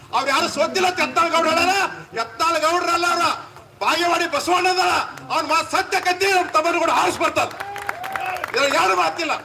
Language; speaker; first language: Kannada; native; Kannada